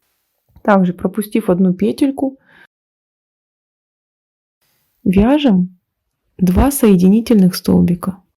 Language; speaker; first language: Russian; native; Russian